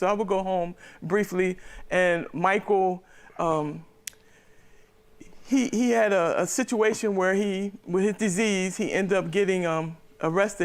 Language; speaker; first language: English; native; English